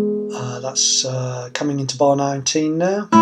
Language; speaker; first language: English; native; English